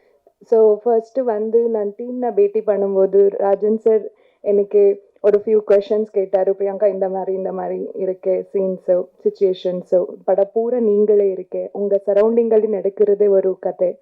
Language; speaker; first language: Tamil; non-native, learner; Kannada